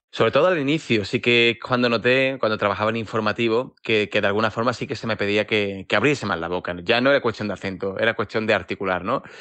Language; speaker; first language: Spanish; native; Spanish